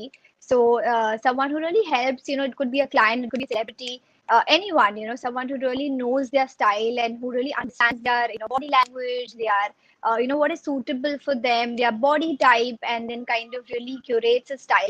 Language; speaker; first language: English; non-native, local second language; Hindi